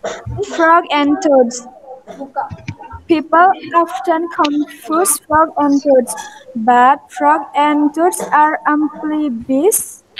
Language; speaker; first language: English; non-native, learner; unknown